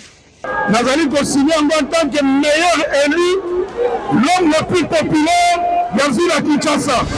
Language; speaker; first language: French; non-native, local second language; Lingala